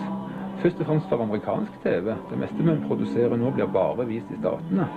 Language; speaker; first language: Norwegian; native; Norwegian